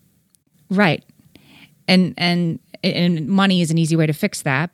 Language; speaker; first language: English; native; English